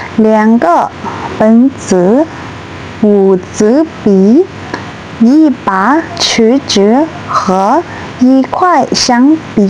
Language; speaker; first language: Chinese; non-native, fluent; Shan